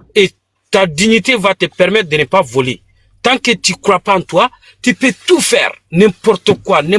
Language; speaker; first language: French; non-native, local second language; Bambara